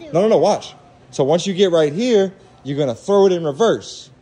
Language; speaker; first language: English; native; English